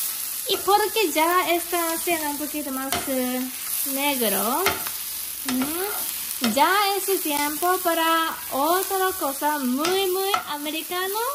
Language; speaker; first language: Spanish; non-native, learner; Japanese